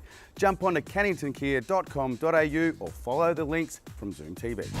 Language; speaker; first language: English; native; English